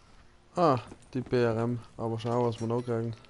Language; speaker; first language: German; native; German